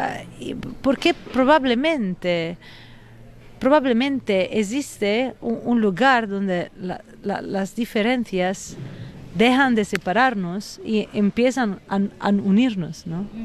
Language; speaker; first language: Spanish; non-native, fluent; Italian